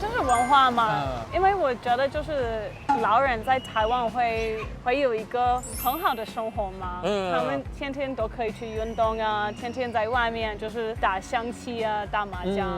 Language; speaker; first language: Chinese; non-native, fluent; English